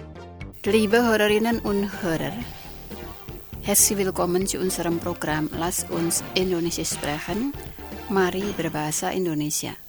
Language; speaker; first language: German; non-native, fluent; Indonesian